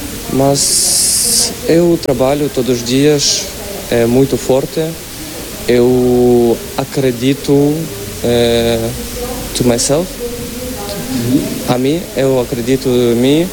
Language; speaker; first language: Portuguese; non-native, learner; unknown